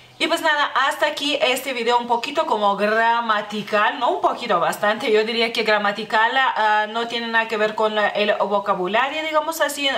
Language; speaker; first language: Spanish; non-native, fluent; Lithuanian